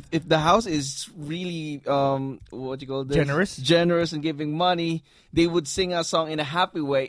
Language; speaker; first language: English; non-native, local second language; Filipino